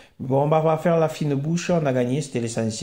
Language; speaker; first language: French; native; French